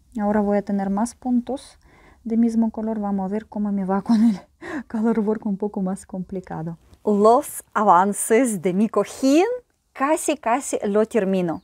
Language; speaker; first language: Spanish; non-native, fluent; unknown